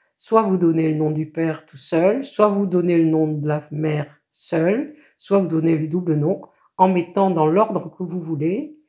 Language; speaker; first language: French; native; French